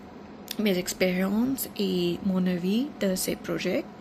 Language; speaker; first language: French; non-native, fluent; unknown